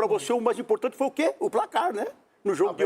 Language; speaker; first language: Portuguese; native; Portuguese